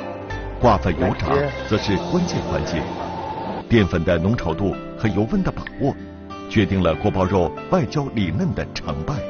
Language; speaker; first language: Chinese; native; Chinese